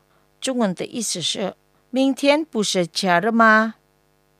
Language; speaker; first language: Chinese; early bilingual, heritage; Chinese